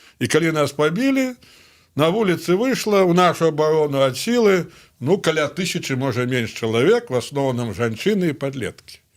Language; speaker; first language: Belarusian; native; Belarusian